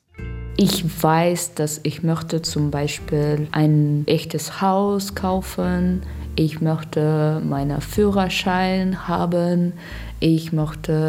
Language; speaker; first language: German; non-native, learner; Russian